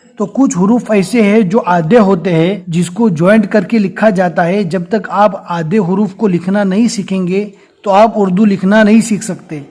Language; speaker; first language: Hindi; native; Hindi